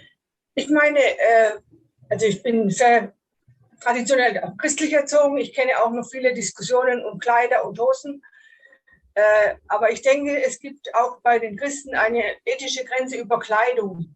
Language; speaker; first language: German; native; German